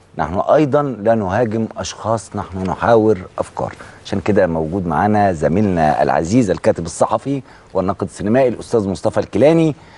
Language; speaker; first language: Arabic; native; Arabic